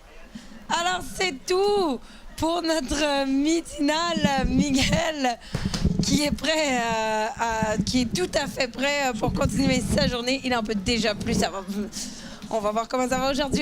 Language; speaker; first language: French; native; French